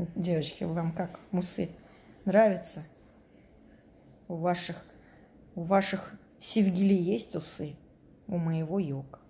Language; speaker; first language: Russian; native; Russian